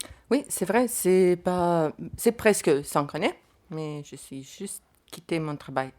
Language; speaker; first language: French; non-native, learner; Lithuanian